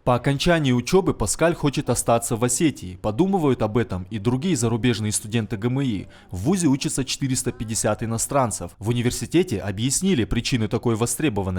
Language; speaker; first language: Russian; native; Russian